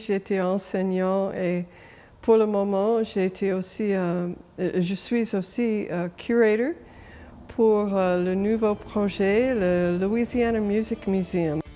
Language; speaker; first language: French; non-native, local second language; English